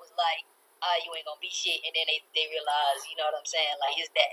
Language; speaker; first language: English; native; English